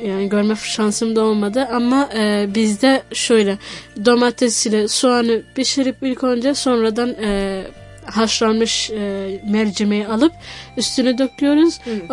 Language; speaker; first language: Turkish; non-native, fluent; Somali